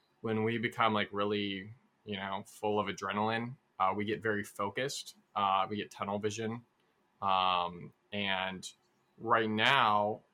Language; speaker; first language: English; native; English